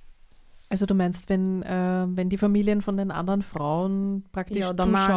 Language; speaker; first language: German; native; German